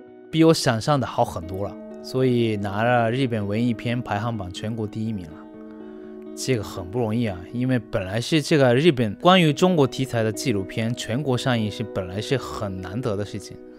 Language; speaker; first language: Chinese; non-native, fluent; Japanese